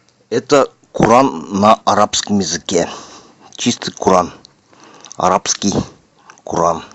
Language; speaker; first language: Russian; non-native, local second language; Kazakh